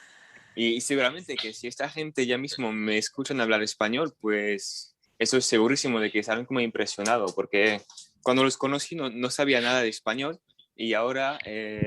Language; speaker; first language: Spanish; non-native, fluent; French